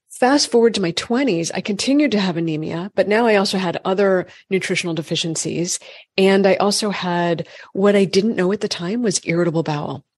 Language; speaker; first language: English; native; English